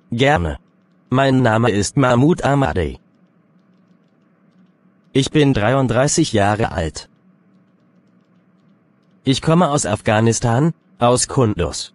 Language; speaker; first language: German; non-native, learner; Persian